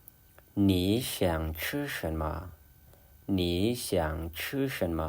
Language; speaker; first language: Chinese; non-native, fluent; Lao